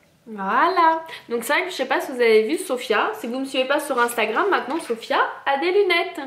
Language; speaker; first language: French; native; French